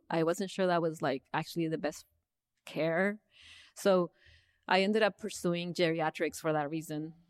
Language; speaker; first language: English; early bilingual, other home language; Spanish